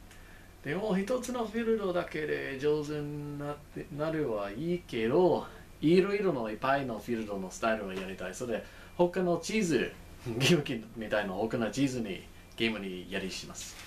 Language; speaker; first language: Japanese; non-native, learner; English